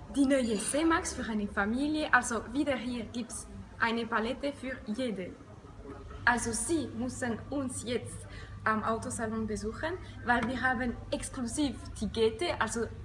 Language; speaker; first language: German; non-native, local second language; French